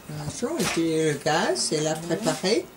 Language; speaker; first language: French; native; French